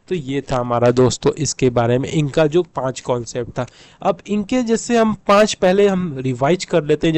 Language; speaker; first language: Hindi; native; Hindi